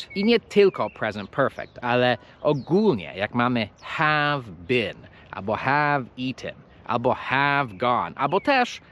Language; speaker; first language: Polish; non-native, fluent; English